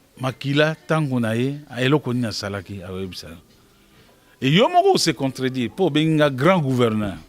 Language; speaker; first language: Lingala; native; Lingala